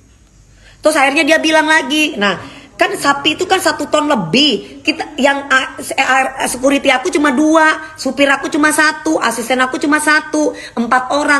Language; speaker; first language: Indonesian; native; Indonesian